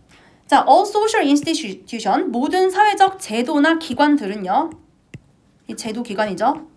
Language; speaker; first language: Korean; native; Korean